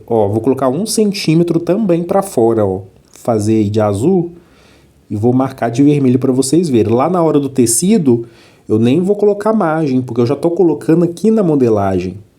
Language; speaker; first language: Portuguese; native; Portuguese